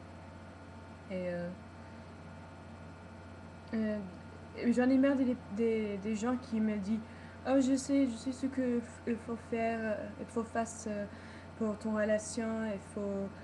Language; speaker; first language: French; non-native, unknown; English